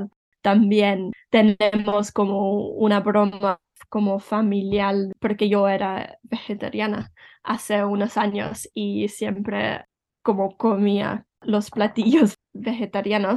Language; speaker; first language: Spanish; early bilingual, heritage; Spanish